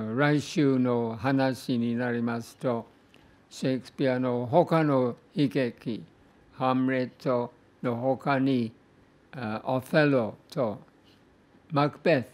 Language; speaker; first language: Japanese; non-native, fluent; English